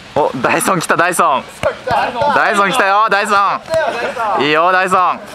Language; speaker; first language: Japanese; native; Japanese